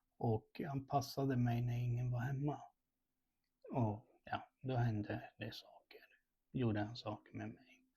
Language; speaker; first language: Swedish; early bilingual, other home language; Spanish